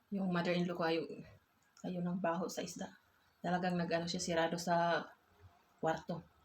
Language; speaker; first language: Filipino; non-native, local second language; Cebuano